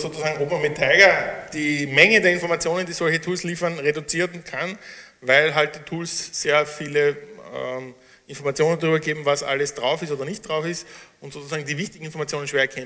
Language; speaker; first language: German; native; German